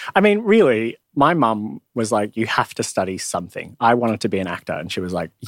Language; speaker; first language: English; native; English